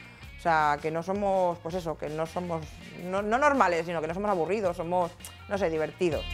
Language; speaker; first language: Spanish; native; Spanish